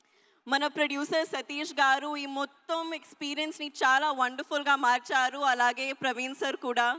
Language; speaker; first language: Telugu; non-native, learner; Hindi